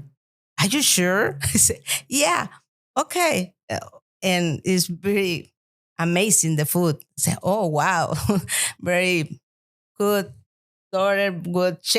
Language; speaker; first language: English; non-native, learner; Spanish